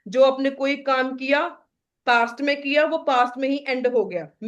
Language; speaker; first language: Hindi; non-native, local second language; Punjabi